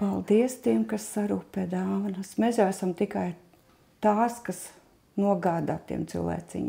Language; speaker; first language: Latvian; native; Latvian